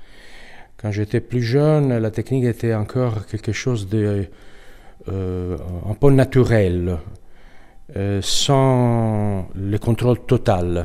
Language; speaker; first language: French; non-native, learner; Italian